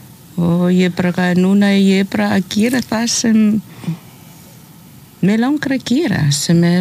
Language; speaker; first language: Icelandic; early bilingual, heritage; Icelandic